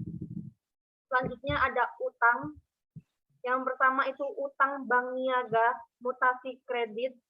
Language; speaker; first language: Indonesian; native; Indonesian